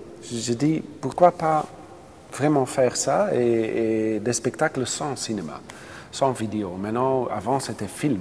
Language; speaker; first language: French; non-native, local second language; Dutch